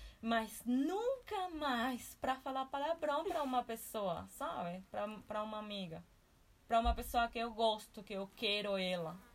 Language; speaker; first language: Portuguese; non-native, fluent; Spanish